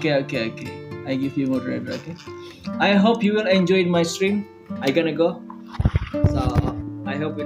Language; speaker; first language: English; non-native, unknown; Indonesian